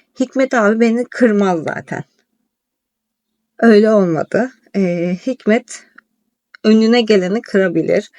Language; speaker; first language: Turkish; native; Turkish